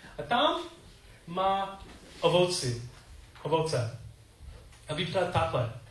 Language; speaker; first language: Czech; non-native, learner; English